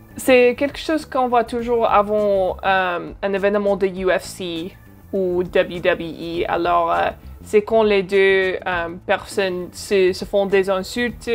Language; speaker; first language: French; non-native, fluent; English